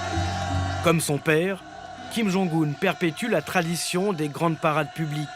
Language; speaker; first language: French; native; French